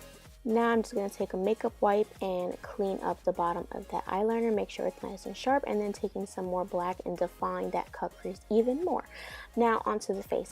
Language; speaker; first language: English; native; English